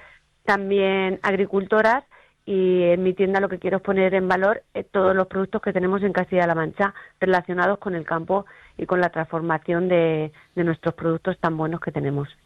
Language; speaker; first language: Spanish; native; Spanish